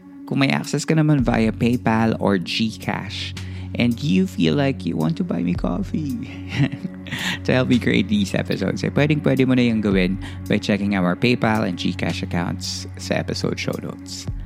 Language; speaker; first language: English; non-native, local second language; Filipino